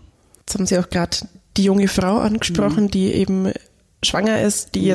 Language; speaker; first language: German; native; German